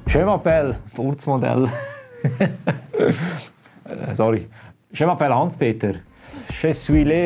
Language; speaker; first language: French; non-native, local second language; German